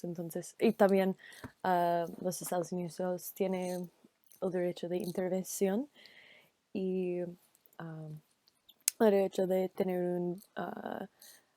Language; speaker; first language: Spanish; non-native, learner; English